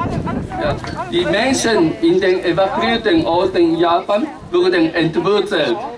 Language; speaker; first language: German; non-native, fluent; Japanese